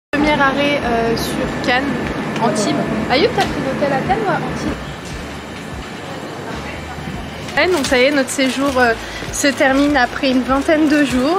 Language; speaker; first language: French; native; French